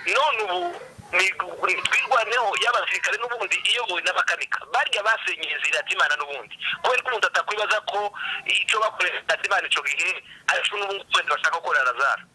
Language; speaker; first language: Kinyarwanda; native; Kinyarwanda